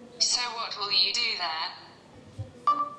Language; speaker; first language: English; non-native, learner; Russian